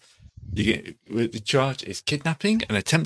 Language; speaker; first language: English; native; English